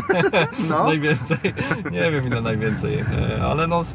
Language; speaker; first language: Polish; native; Polish